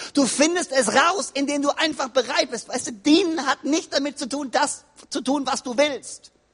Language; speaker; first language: German; native; German